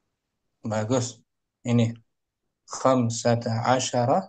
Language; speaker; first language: Indonesian; native; Indonesian